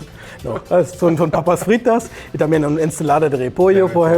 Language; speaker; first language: Spanish; non-native, fluent; German